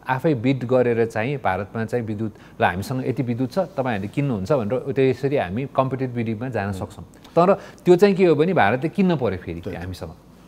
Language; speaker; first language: Nepali; native; Nepali